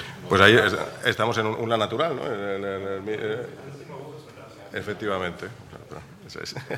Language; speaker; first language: Spanish; native; Spanish